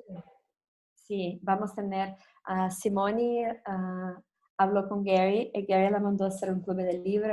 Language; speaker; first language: Spanish; non-native, fluent; Portuguese